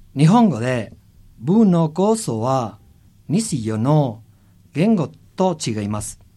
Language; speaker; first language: Japanese; non-native, learner; Spanish